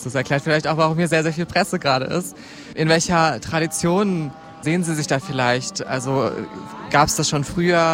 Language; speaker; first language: German; native; German